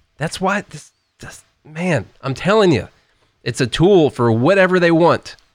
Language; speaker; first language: English; native; English